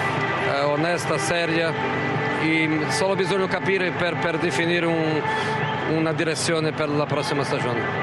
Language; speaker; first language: Italian; non-native, fluent; Portuguese